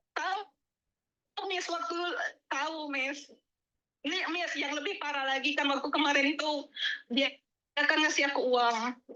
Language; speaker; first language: Indonesian; native; Indonesian